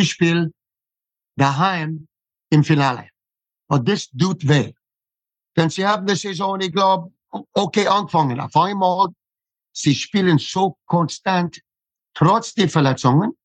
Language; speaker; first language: German; non-native, fluent; English